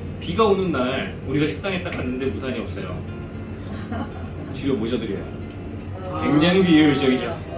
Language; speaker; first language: Korean; native; Korean